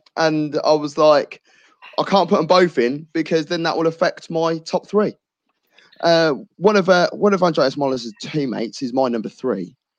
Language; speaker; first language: English; native; English